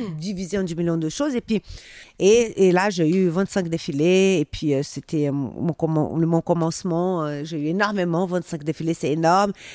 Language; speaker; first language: French; non-native, fluent; Portuguese